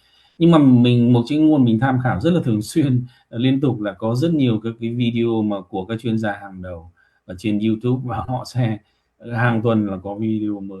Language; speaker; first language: Vietnamese; native; Vietnamese